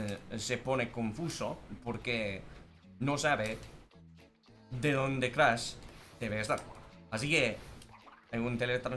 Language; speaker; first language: Spanish; non-native, fluent; English